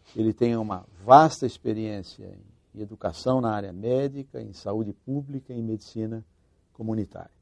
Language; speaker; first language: Portuguese; native; Portuguese